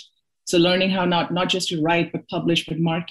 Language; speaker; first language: English; non-native, local second language; Hindi